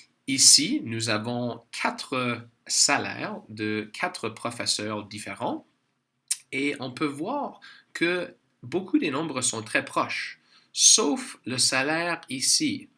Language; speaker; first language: French; non-native, local second language; English